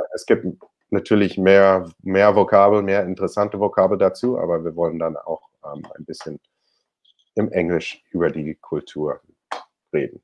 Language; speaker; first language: German; non-native, fluent; English